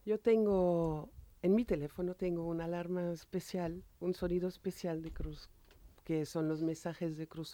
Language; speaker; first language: Spanish; non-native, fluent; French